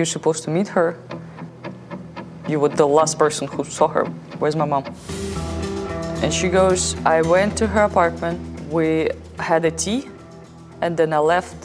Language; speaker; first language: English; non-native, fluent; Russian